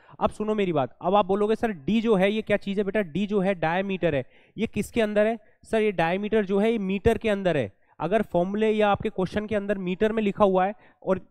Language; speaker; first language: Hindi; native; Hindi